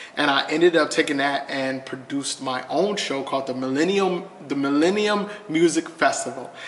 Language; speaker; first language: English; native; English